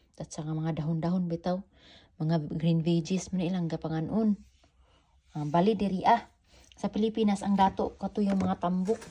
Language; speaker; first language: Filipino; non-native, local second language; Cebuano